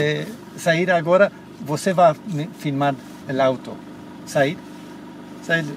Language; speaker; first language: Portuguese; non-native, learner; English